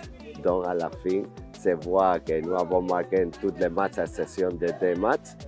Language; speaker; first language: French; non-native, learner; Spanish